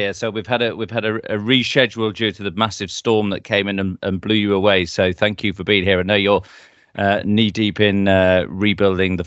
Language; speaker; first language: English; native; English